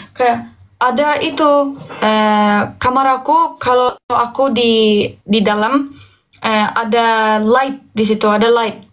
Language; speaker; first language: Indonesian; non-native, fluent; Turkish